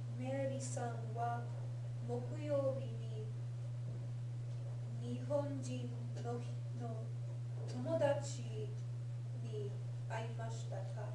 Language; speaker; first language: Japanese; non-native, learner; English